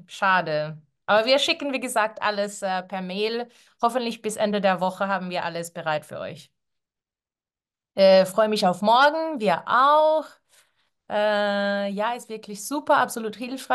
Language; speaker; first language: German; non-native, fluent; Spanish